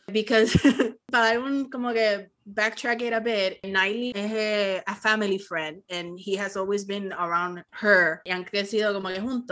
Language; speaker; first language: Spanish; early bilingual, heritage; Spanish